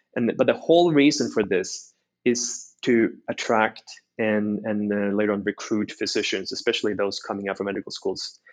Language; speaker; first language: English; non-native, fluent; Norwegian